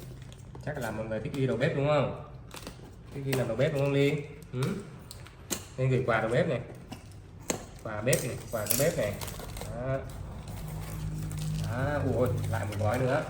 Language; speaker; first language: Vietnamese; native; Vietnamese